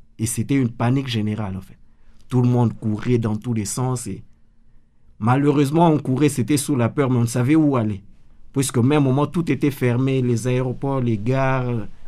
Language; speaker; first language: French; non-native, local second language; Lingala